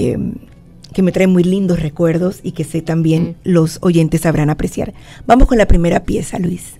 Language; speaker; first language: Spanish; native; Spanish